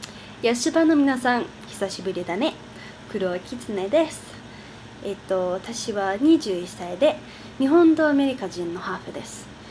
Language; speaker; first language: Japanese; non-native, learner; English